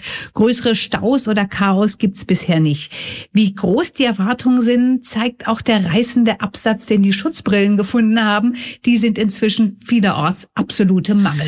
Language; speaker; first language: German; native; German